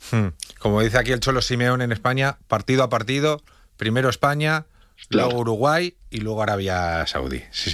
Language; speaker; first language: Spanish; native; Spanish